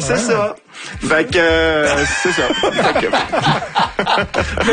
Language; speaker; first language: French; native; French